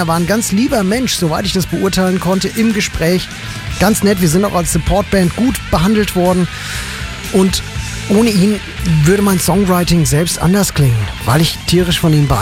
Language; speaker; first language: German; native; German